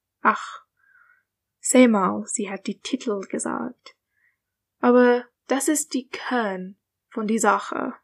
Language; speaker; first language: German; non-native, learner; English